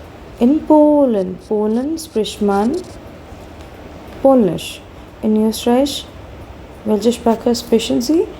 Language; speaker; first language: German; non-native, learner; Hindi